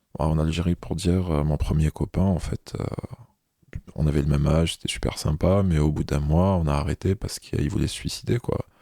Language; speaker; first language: French; non-native, local second language; Arabic